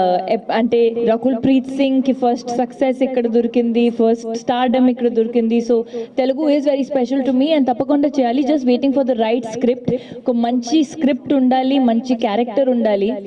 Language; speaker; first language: Telugu; non-native, local second language; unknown